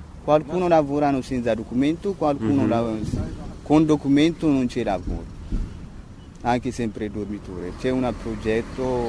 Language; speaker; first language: Italian; non-native, learner; Tigrinya